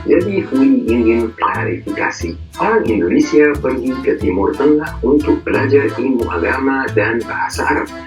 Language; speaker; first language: Indonesian; non-native, fluent; Arabic